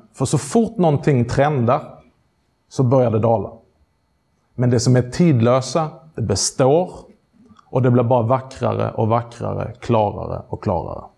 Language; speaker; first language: Swedish; native; Swedish